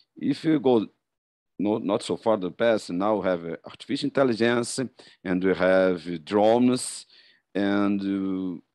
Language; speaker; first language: English; non-native, learner; Portuguese